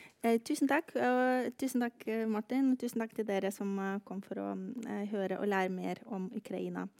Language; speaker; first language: Norwegian; non-native, fluent; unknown